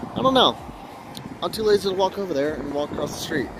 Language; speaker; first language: English; native; English